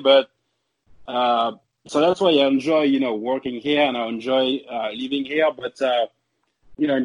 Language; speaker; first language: English; non-native, fluent; French